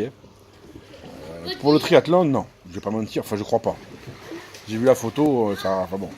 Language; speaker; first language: French; native; French